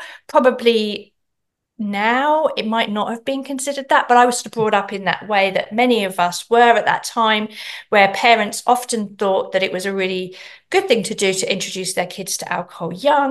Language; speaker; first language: English; native; English